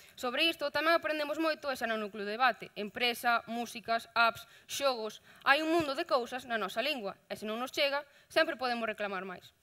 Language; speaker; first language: Galician; native; Galician